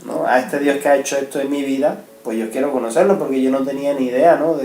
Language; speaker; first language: Spanish; native; Spanish